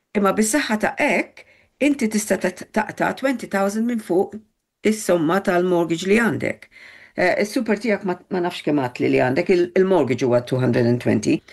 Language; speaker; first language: Maltese; early bilingual, heritage; Maltese